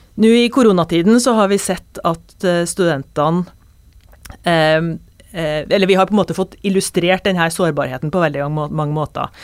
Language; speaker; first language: Norwegian; native; Norwegian